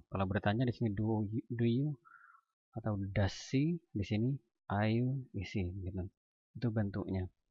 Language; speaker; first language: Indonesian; native; Indonesian